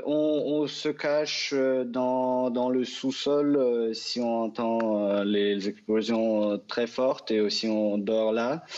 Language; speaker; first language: French; non-native, fluent; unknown